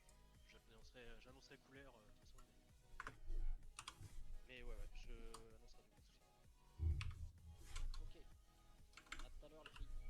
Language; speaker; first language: French; native; French